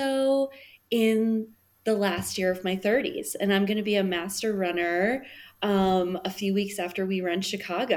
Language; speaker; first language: English; native; English